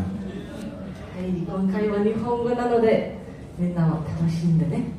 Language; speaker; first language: Japanese; non-native, fluent; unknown